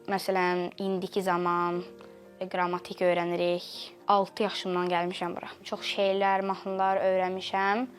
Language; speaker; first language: Azerbaijani; early bilingual, heritage; Azerbaijani